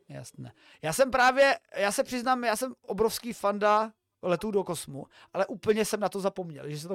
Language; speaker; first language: Czech; native; Czech